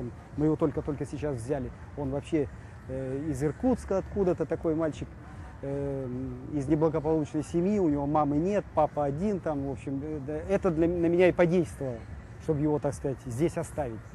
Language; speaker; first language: Russian; native; Russian